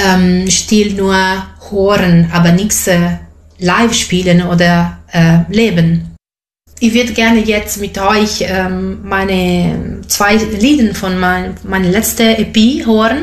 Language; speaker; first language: German; non-native, fluent; Italian